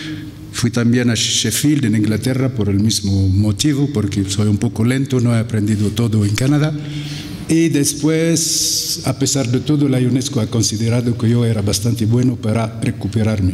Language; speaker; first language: Spanish; non-native, fluent; Arabic